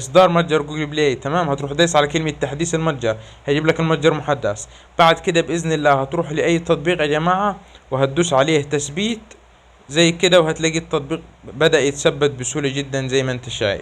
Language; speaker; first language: Arabic; native; Arabic